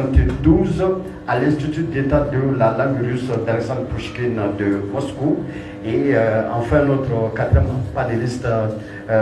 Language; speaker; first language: French; native; French